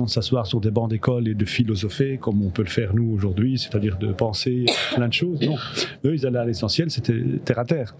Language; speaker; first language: French; early bilingual, other home language; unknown